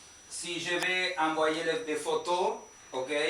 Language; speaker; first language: French; non-native, learner; Spanish